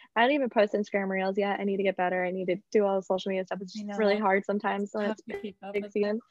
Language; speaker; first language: English; native; English